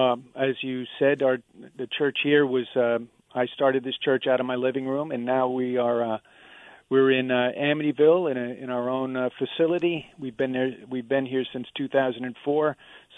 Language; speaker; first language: English; native; English